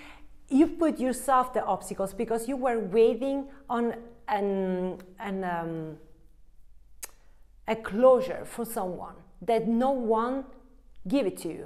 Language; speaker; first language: English; non-native, fluent; Italian